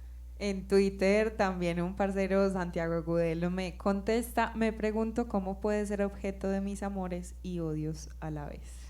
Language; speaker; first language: Spanish; native; Spanish